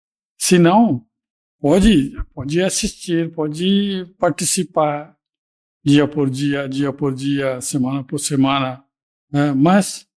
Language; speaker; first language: Portuguese; non-native, fluent; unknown